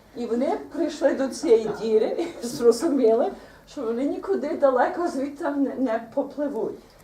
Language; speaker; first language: Ukrainian; early bilingual, heritage; Ukrainian